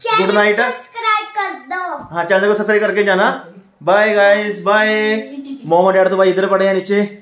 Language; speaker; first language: Hindi; non-native, local second language; Punjabi